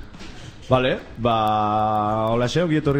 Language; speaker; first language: Basque; native; Basque